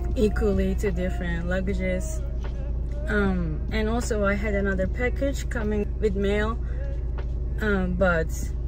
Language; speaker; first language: English; non-native, fluent; Turkish